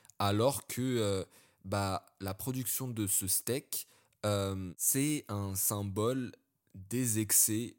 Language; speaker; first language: French; early bilingual, other home language; Arabic